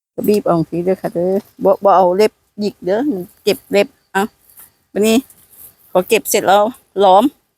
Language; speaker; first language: Thai; native; Thai